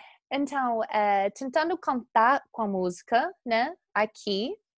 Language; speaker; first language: Portuguese; non-native, fluent; English